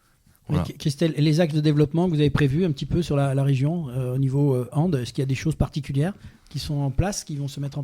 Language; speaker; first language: French; native; French